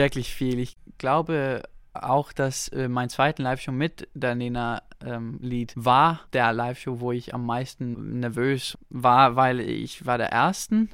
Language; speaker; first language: German; non-native, local second language; Danish